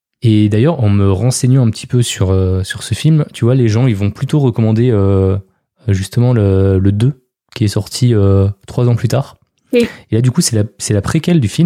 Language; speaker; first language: French; native; French